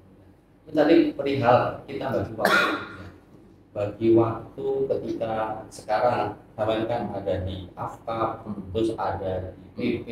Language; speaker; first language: Indonesian; native; Indonesian